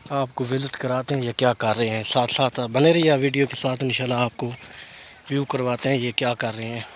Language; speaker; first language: Urdu; non-native, local second language; Punjabi